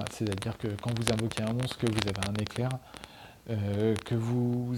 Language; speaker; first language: French; native; French